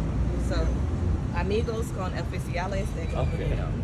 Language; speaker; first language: Spanish; non-native, learner; English